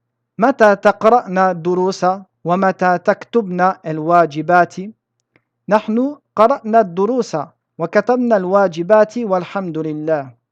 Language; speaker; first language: Arabic; non-native, fluent; French